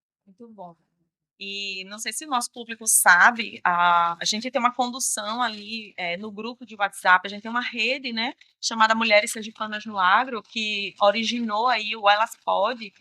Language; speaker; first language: Portuguese; native; Portuguese